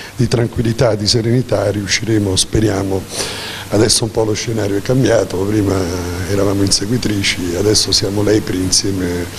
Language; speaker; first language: Italian; native; Italian